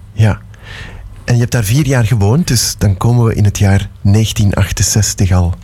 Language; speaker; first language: Dutch; native; Dutch